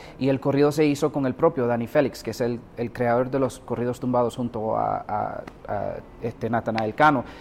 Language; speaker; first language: Spanish; early bilingual, heritage; Spanish